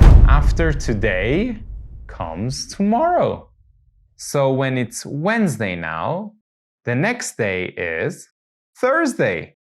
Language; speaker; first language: English; non-native, fluent; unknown